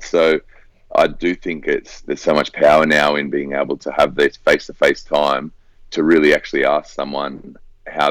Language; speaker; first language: English; native; English